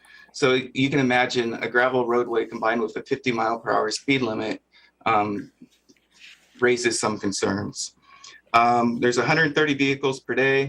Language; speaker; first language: English; native; English